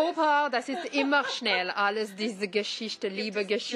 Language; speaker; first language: German; non-native, learner; French